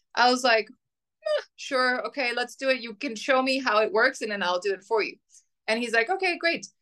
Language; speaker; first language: English; non-native, fluent; German